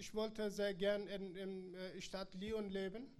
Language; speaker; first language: German; non-native, learner; Persian